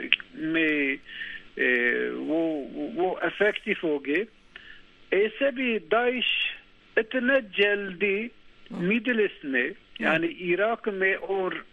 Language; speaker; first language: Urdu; non-native, learner; Turkish